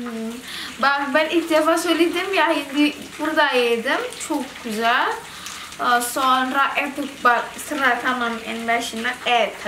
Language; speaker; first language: Turkish; non-native, learner; Indonesian